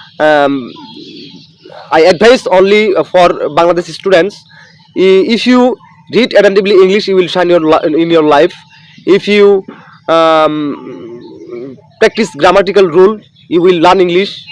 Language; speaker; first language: English; non-native, local second language; Bangla